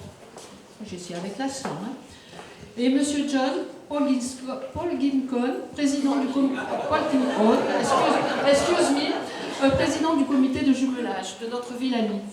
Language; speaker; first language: French; native; French